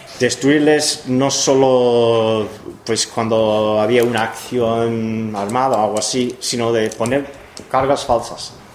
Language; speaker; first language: Spanish; non-native, fluent; English